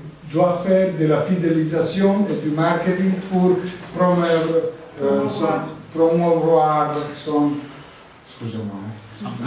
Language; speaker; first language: French; non-native, learner; Italian